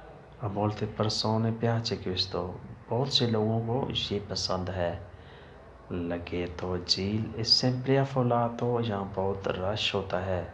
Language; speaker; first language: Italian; non-native, learner; Urdu